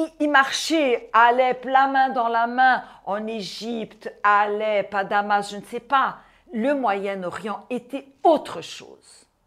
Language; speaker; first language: French; non-native, fluent; Portuguese